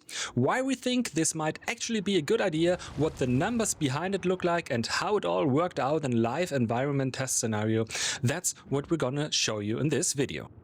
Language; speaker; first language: English; non-native, fluent; German